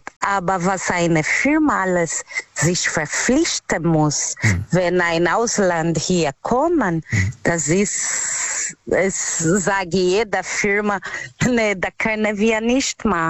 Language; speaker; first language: German; non-native, learner; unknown